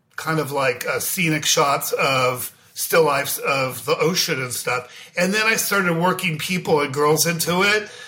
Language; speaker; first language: English; native; English